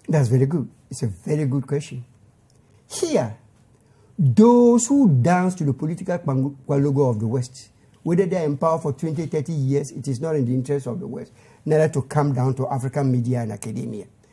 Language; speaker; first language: English; non-native, local second language; Akan